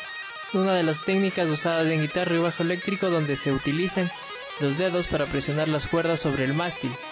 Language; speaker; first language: Spanish; native; Spanish